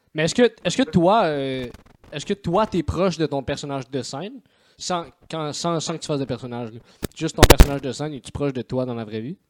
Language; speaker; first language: French; native; French